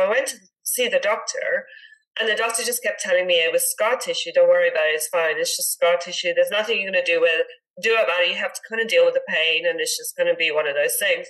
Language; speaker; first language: English; native; English